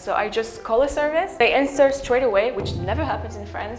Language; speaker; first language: English; non-native, fluent; French